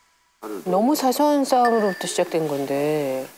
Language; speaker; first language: Korean; native; Korean